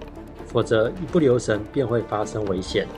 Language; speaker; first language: Chinese; native; Chinese